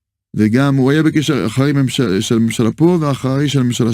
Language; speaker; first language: Hebrew; non-native, fluent; French